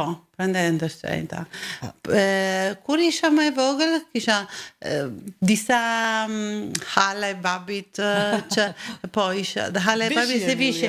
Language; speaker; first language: Albanian; early bilingual, heritage; Albanian